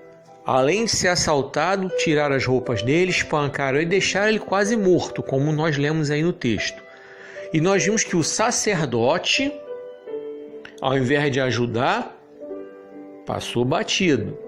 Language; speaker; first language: Portuguese; native; Portuguese